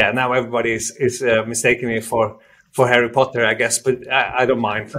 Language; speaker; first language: English; non-native, fluent; German